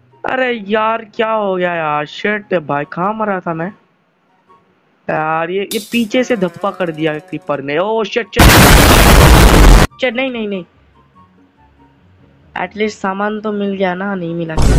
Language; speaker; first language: Hindi; non-native, learner; Bangla